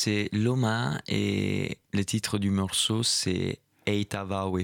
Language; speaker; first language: French; non-native, fluent; Italian